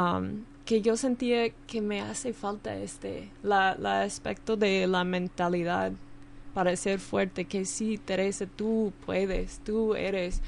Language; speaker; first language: Spanish; non-native, learner; English